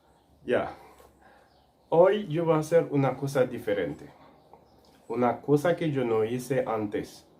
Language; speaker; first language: Spanish; non-native, local second language; Haitian Creole